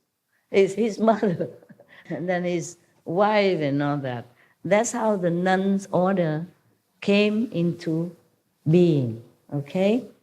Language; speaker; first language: English; non-native, fluent; Vietnamese